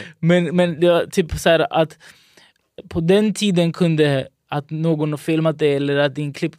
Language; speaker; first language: Swedish; early bilingual, other home language; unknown